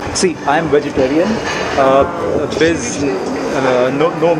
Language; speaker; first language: English; non-native, learner; Hindi